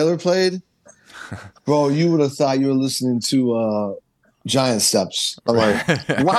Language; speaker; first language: English; native; English